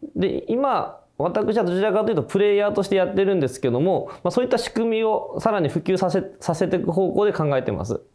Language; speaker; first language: Japanese; native; Japanese